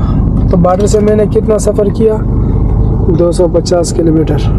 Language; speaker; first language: Hindi; non-native, local second language; Pashto